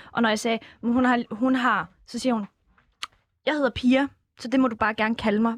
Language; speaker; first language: Danish; early bilingual, other home language; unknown